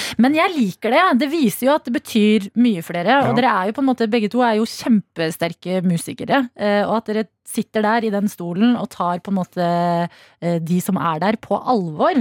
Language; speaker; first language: Norwegian; native; Norwegian